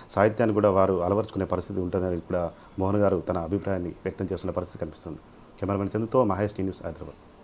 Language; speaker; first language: Telugu; native; Telugu